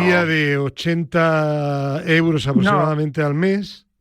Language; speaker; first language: Spanish; native; Spanish